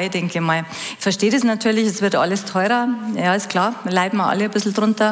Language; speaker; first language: German; native; German